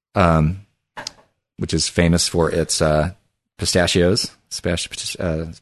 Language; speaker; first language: English; early bilingual, other home language; Italian